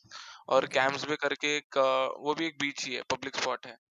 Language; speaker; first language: Hindi; non-native, local second language; Marathi